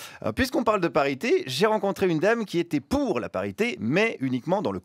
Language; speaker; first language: French; native; French